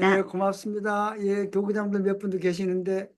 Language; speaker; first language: Korean; native; Korean